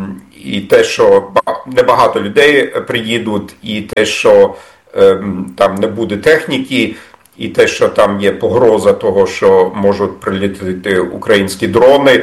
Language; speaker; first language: Ukrainian; non-native, fluent; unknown